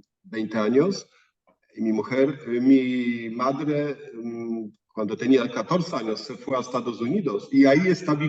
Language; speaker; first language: Spanish; non-native, fluent; Polish